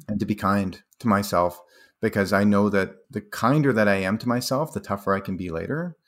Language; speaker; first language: English; native; English